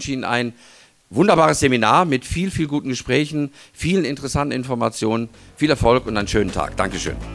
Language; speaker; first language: German; native; German